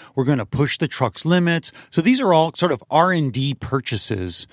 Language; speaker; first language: English; native; English